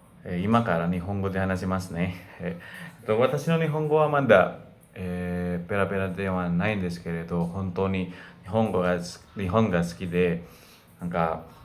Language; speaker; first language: Japanese; non-native, fluent; Indonesian